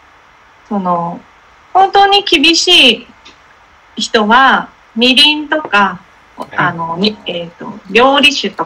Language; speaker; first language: Japanese; non-native, learner; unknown